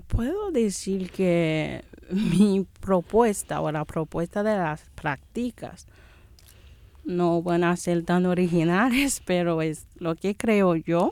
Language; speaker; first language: Spanish; non-native, fluent; Haitian Creole